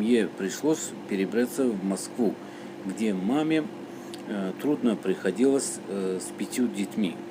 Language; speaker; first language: Russian; non-native, local second language; Tajik